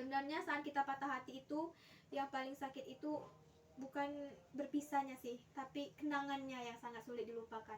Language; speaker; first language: Indonesian; native; Indonesian